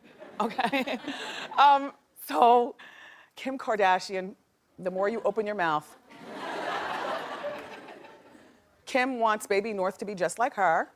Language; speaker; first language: English; native; English